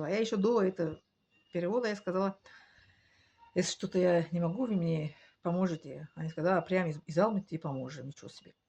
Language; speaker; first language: Russian; non-native, learner; Tajik